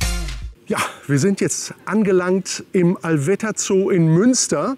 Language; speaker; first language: German; native; German